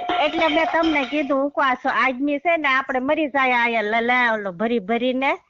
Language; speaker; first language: Gujarati; non-native, local second language; Vasavi